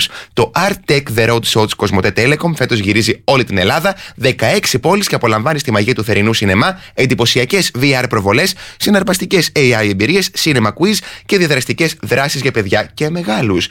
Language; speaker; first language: Greek; native; Greek